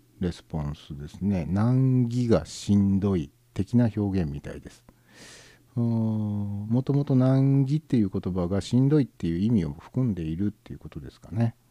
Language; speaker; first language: Japanese; native; Japanese